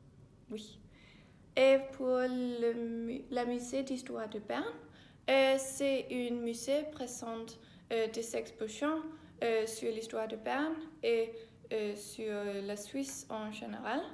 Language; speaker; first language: French; non-native, learner; Danish